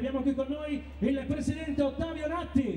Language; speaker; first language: Italian; native; Italian